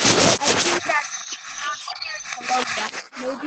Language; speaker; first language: English; non-native, learner; Spanish